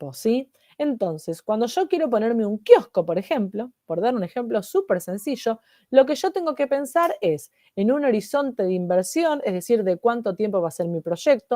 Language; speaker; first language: Spanish; native; Spanish